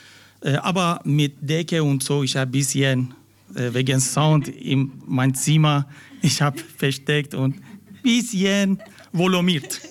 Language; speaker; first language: German; non-native, learner; Persian